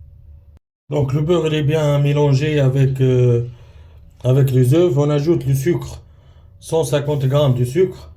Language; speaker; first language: French; non-native, local second language; Arabic